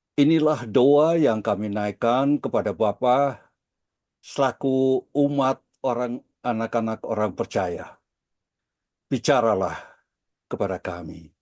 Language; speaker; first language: Indonesian; early bilingual, heritage; Dutch